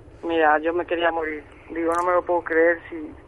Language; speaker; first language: Spanish; native; Spanish